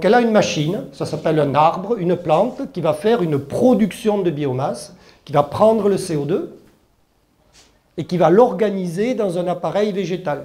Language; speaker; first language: French; early bilingual, other home language; German